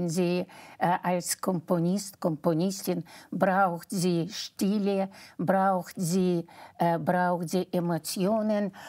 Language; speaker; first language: German; non-native, fluent; Russian